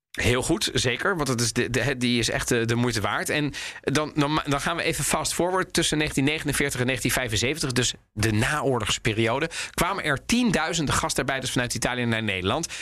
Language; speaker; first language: Dutch; early bilingual, other home language; Italian